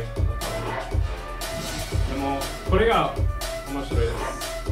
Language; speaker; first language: Japanese; non-native, learner; English